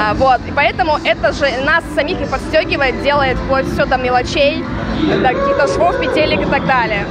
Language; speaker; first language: Russian; native; Russian